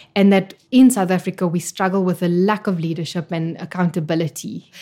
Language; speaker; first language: English; native; English